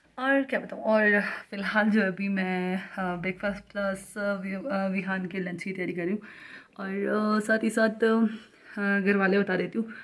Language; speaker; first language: Hindi; non-native, local second language; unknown